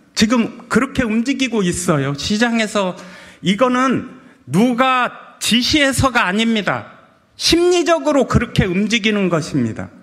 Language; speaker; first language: Korean; native; Korean